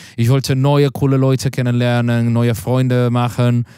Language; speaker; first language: German; non-native, learner; Spanish